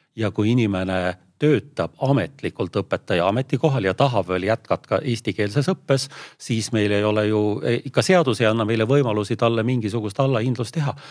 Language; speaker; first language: Estonian; native; Estonian